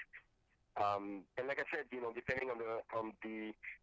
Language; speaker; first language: English; non-native, fluent; French